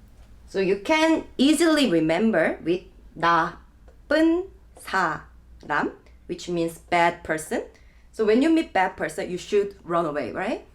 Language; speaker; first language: English; non-native, fluent; Korean